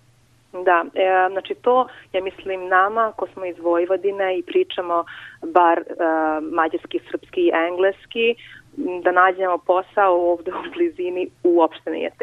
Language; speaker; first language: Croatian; non-native, local second language; Hungarian